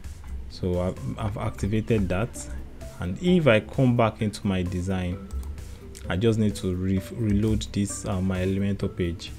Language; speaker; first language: English; native; English